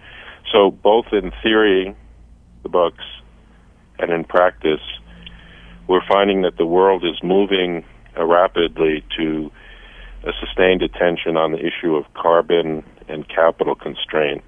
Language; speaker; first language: English; native; English